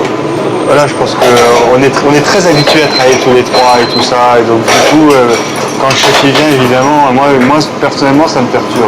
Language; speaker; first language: French; native; French